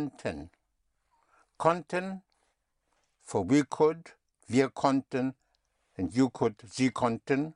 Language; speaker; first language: German; non-native, fluent; English